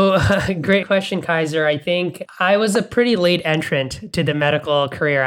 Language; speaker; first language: English; non-native, local second language; Bangla